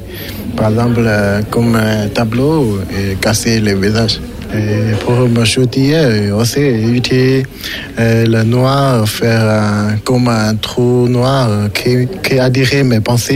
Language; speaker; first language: French; non-native, learner; Chinese